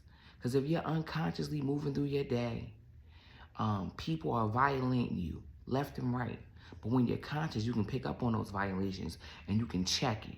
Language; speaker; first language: English; native; English